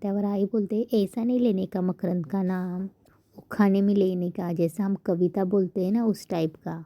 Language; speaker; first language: Hindi; non-native, local second language; Marathi